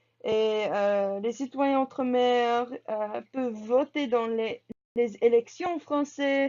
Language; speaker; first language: French; non-native, learner; English